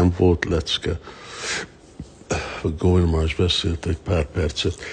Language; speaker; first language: Hungarian; early bilingual, heritage; Hungarian